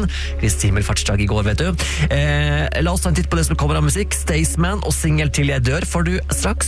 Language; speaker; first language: Norwegian; native; Norwegian